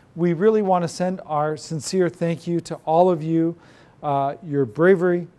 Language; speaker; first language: English; native; English